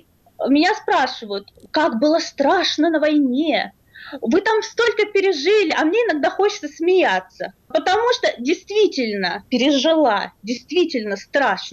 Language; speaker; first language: Russian; native; Russian